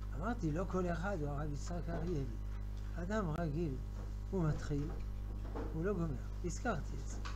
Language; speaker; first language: Hebrew; non-native, fluent; French